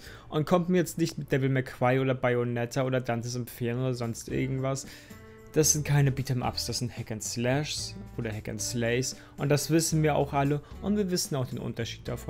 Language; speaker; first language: German; native; German